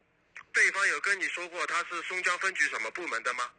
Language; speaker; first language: Chinese; native; Chinese